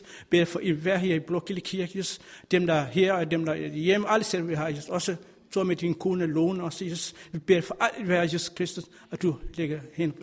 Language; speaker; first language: Danish; non-native, learner; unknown